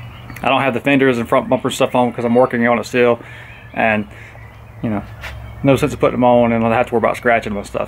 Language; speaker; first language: English; native; English